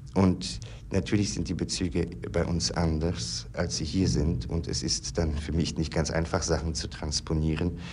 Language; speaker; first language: German; non-native, fluent; Polish